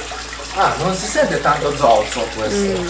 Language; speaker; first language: Italian; non-native, learner; Japanese